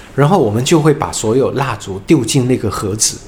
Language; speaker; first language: Chinese; non-native, fluent; Cantonese